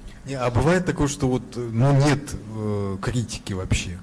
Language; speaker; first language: Russian; native; Russian